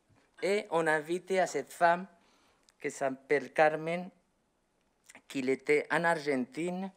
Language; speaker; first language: French; non-native, learner; Spanish